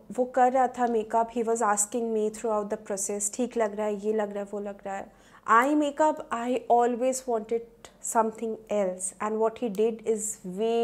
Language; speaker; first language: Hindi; non-native, local second language; Bangla